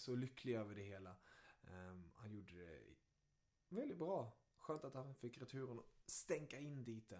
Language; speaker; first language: Swedish; early bilingual, other home language; German